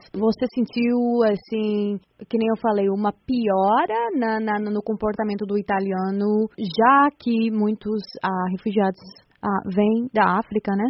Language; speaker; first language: Portuguese; native; Portuguese